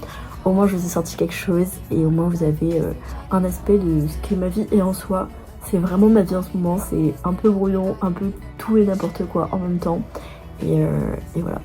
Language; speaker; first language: French; native; French